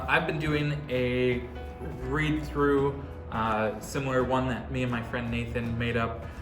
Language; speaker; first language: English; native; English